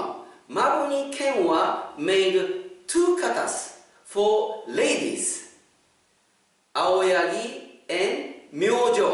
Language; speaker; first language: English; non-native, fluent; Japanese